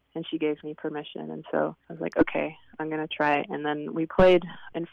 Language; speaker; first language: English; native; English